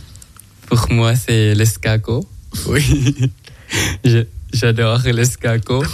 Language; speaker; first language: French; non-native, learner; Thai